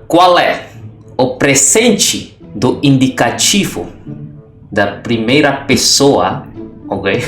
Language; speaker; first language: Portuguese; non-native, learner; Indonesian